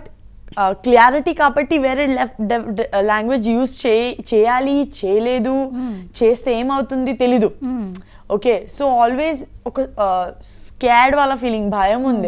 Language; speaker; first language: Telugu; non-native, learner; Gujarati